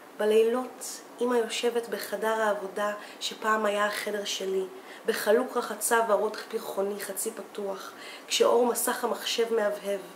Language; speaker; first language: Hebrew; native; Hebrew